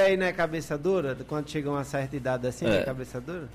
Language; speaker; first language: Portuguese; native; Portuguese